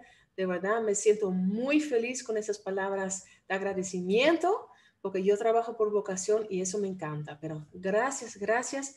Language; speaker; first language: Spanish; non-native, fluent; Dutch